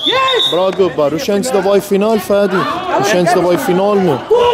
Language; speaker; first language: Swedish; non-native, local second language; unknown